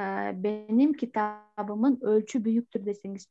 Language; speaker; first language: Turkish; non-native, fluent; Kyrgyz